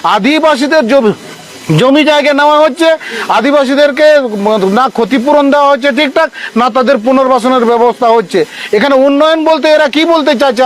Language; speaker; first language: Bangla; non-native, local second language; Santali